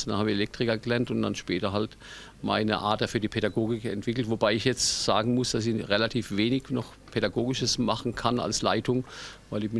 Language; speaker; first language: German; native; German